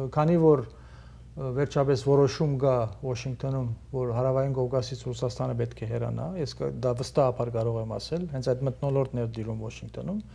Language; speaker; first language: Armenian; early bilingual, heritage; Armenian